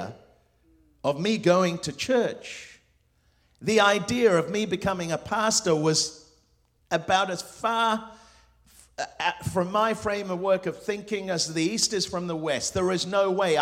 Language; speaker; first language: English; non-native, local second language; Spanish